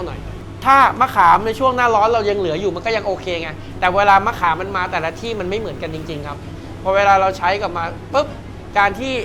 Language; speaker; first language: Thai; native; Thai